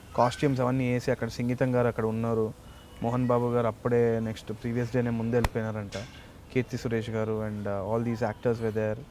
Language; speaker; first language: Telugu; native; Telugu